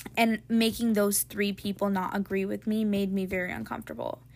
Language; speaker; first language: English; native; English